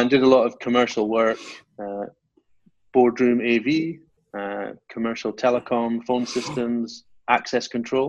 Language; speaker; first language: English; native; English